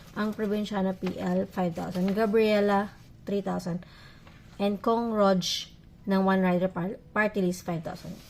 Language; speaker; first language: Filipino; non-native, local second language; Iloko